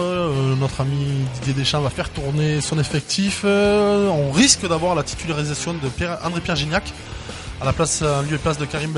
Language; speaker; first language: French; native; French